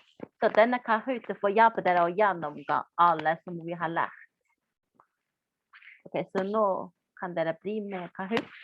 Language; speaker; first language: Norwegian; non-native, fluent; Chinese